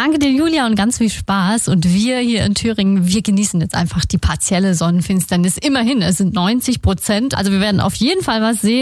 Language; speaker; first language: German; native; German